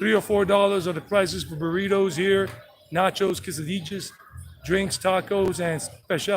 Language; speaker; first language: English; native; English